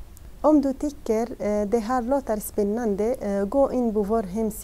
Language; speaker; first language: Swedish; non-native, learner; Arabic